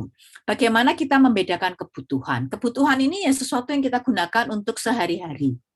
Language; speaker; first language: Indonesian; native; Indonesian